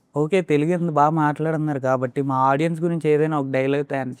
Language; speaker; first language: Telugu; native; Telugu